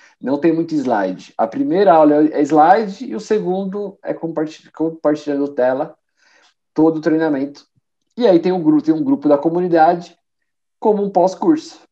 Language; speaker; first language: Portuguese; native; Portuguese